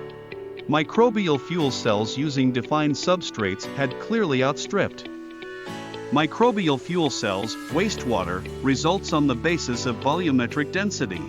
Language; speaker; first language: English; non-native, fluent; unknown